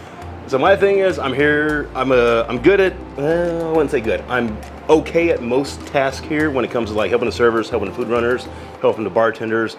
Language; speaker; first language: English; native; English